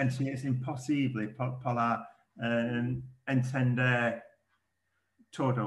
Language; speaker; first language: Spanish; non-native, learner; English